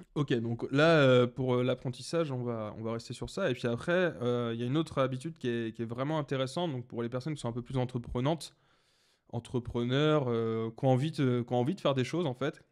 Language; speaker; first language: French; native; French